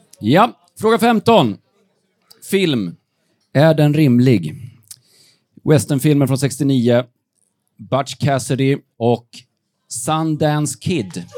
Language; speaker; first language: Swedish; native; Swedish